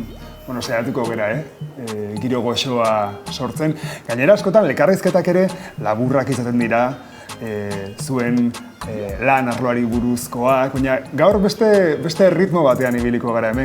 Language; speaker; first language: Basque; native; Basque